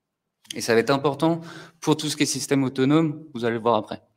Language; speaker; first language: French; native; French